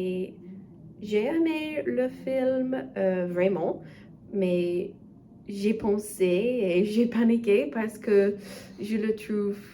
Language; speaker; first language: French; non-native, learner; English